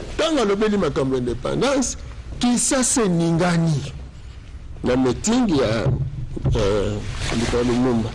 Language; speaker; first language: Lingala; native; Lingala